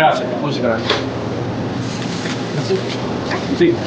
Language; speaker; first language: Spanish; non-native, learner; English